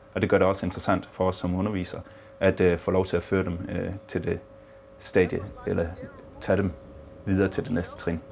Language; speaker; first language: Danish; native; Danish